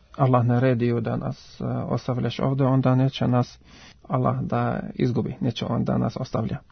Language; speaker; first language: Serbian; non-native, fluent; Arabic